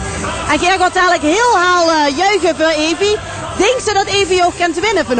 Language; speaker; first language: Dutch; native; Dutch